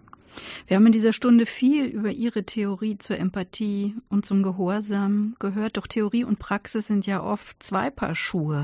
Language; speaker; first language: German; native; German